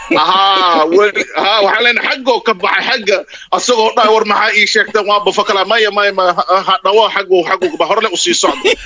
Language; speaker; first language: Somali; non-native, local second language; Maay